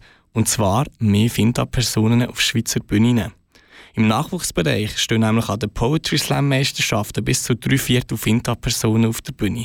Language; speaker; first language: German; native; German